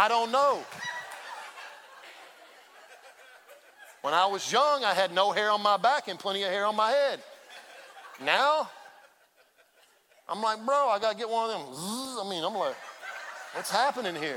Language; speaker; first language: English; native; English